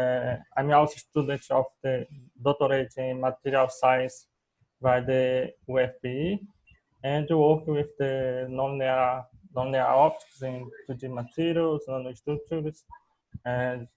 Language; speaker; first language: English; non-native, learner; Portuguese